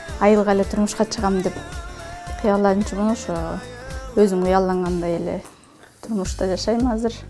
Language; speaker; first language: Kyrgyz; native; Kyrgyz